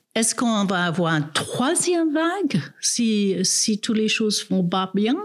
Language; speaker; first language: French; non-native, fluent; English